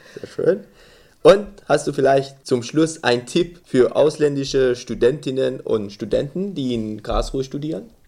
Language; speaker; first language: German; non-native, fluent; Persian